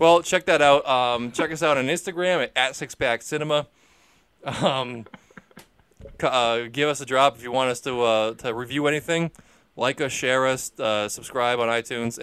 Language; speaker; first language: English; native; English